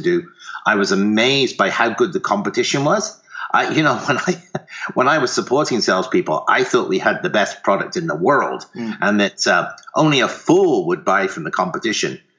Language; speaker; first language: English; native; English